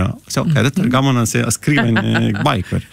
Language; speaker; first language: Icelandic; non-native, learner; Italian